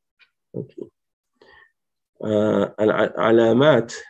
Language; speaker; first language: Arabic; non-native, fluent; French